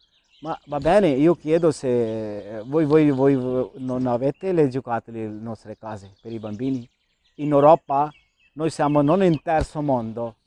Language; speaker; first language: Italian; non-native, learner; Urdu